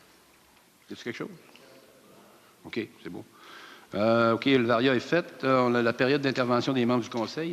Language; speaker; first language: French; native; French